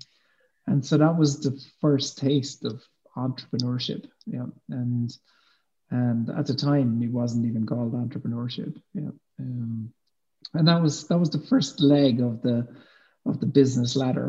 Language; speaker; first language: English; native; English